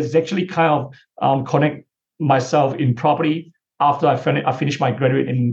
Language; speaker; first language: English; non-native, local second language; Chinese